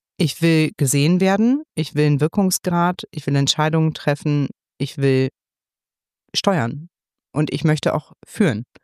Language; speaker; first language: German; native; German